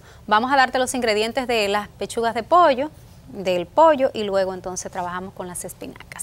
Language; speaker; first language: Spanish; native; Spanish